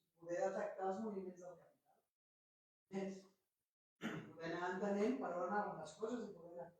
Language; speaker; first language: Catalan; native; Catalan